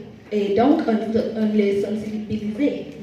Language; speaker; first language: French; non-native, learner; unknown